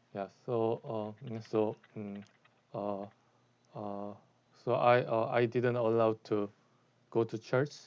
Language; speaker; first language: English; non-native, learner; Korean